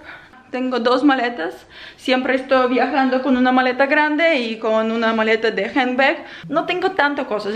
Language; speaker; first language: Spanish; non-native, fluent; Ukrainian